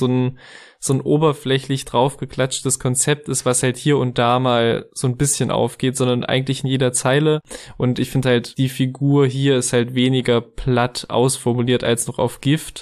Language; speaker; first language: German; native; German